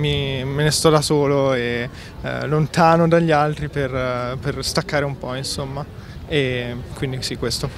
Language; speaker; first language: Italian; native; Italian